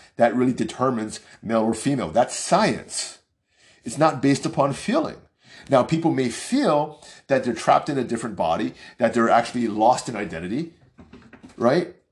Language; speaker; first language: English; early bilingual, other home language; Chinese